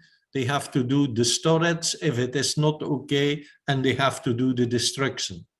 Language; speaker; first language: English; non-native, fluent; Dutch